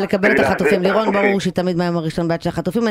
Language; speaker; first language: Hebrew; native; Hebrew